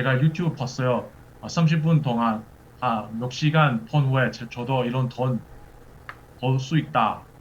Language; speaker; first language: Korean; early bilingual, heritage; English